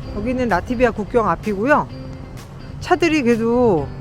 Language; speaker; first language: Korean; native; Korean